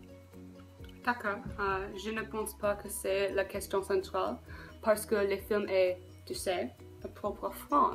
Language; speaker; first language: French; non-native, learner; English